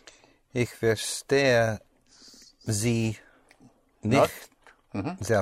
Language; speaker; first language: German; non-native, learner; English